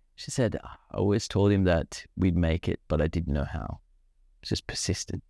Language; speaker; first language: English; non-native, local second language; Sinhala